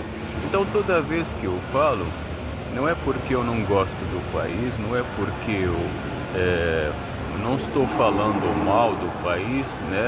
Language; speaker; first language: Portuguese; non-native, fluent; Arabic